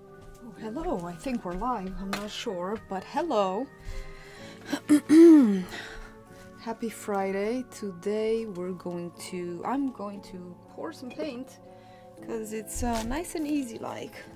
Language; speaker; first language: English; non-native, fluent; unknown